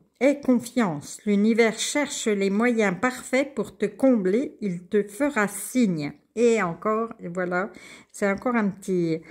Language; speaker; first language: French; native; French